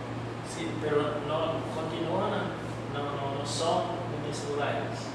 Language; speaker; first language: Spanish; non-native, fluent; Portuguese